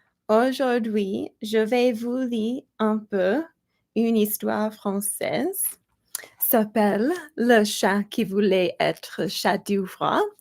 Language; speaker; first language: French; non-native, learner; English